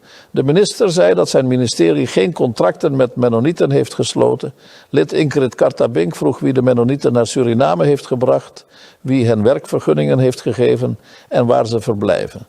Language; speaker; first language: Dutch; native; Dutch